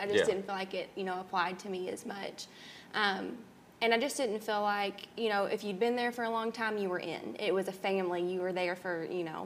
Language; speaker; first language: English; native; English